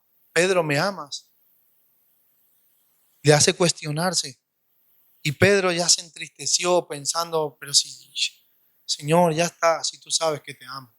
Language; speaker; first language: Spanish; native; Spanish